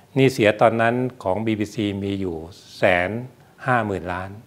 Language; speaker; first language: Thai; native; Thai